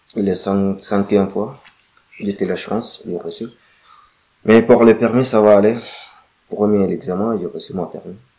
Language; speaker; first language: French; non-native, learner; Arabic